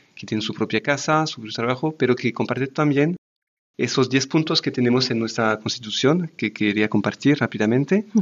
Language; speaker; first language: Spanish; non-native, fluent; French